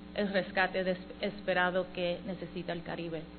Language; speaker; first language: Spanish; early bilingual, heritage; Spanish